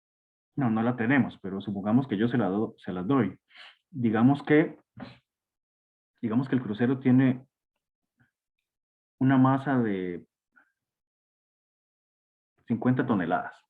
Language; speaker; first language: Spanish; native; Spanish